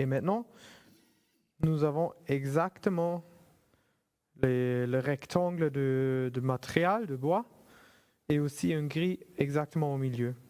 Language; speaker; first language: French; non-native, fluent; German